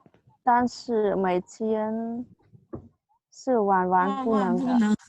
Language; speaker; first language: Chinese; non-native, learner; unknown